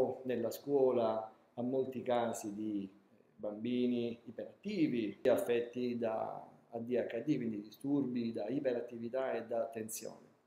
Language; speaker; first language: Italian; native; Italian